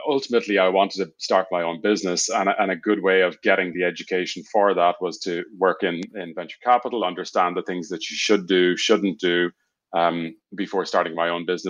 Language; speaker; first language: English; native; English